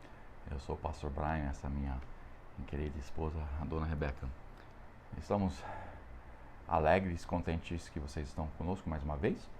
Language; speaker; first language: Portuguese; non-native, fluent; English